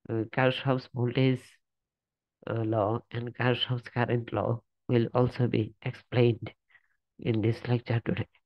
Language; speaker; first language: English; non-native, local second language; Bangla